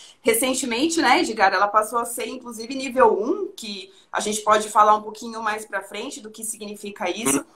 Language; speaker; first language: Portuguese; native; Portuguese